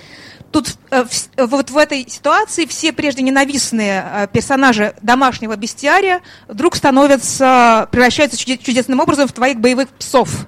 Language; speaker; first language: Russian; native; Russian